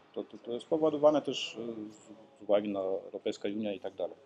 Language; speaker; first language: Polish; early bilingual, heritage; Polish